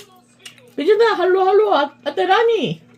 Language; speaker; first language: Filipino; non-native, learner; Korean